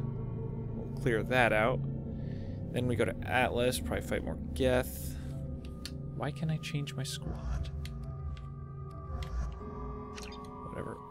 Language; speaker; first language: English; native; English